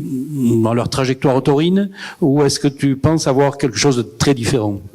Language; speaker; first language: French; native; French